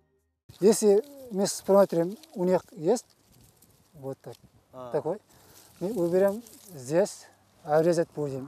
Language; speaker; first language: Russian; non-native, learner; Uzbek